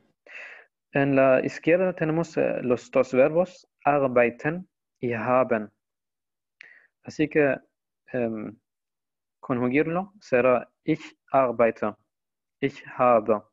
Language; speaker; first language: Spanish; non-native, fluent; Arabic